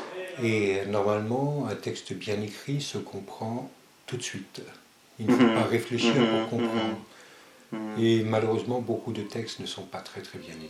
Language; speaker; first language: French; early bilingual, other home language; Spanish